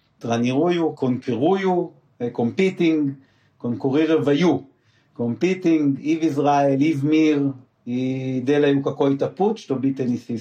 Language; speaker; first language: Russian; non-native, learner; Hebrew